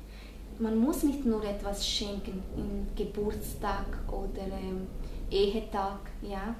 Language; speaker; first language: German; non-native, fluent; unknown